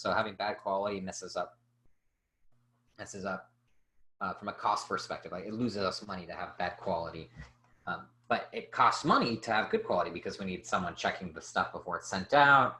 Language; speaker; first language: English; native; English